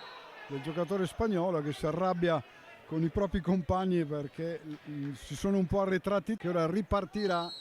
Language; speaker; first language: Italian; native; Italian